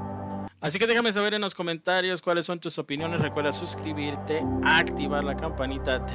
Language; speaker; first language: Spanish; native; Spanish